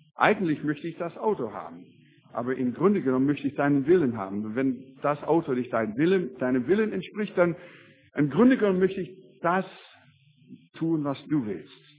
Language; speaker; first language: German; non-native, fluent; English